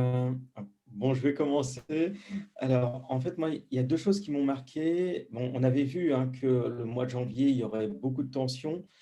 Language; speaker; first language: French; native; French